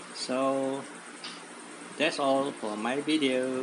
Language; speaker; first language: English; non-native, local second language; Malay